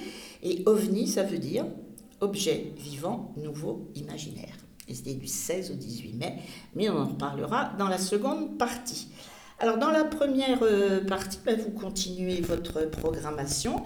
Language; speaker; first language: French; native; French